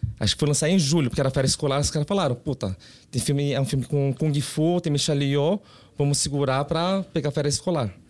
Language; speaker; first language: Portuguese; early bilingual, other home language; Korean